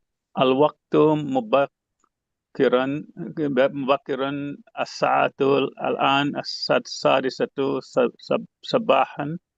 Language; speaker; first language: Arabic; non-native, learner; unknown